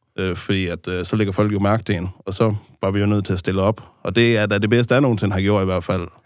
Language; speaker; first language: Danish; native; Danish